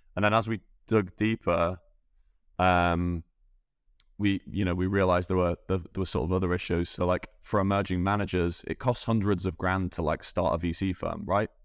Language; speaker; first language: English; native; English